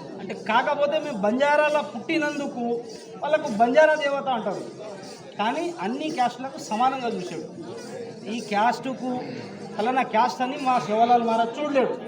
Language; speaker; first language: Telugu; non-native, local second language; Lambadi